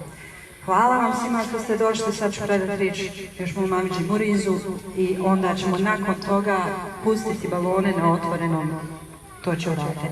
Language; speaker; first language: Bosnian; native; Bosnian